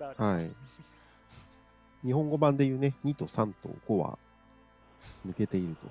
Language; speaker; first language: Japanese; native; Japanese